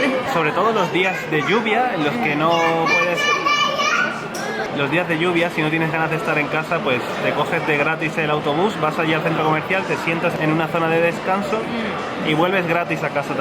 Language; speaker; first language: Spanish; native; Spanish